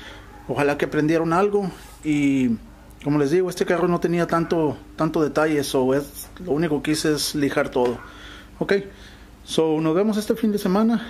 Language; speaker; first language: Spanish; early bilingual, heritage; Spanish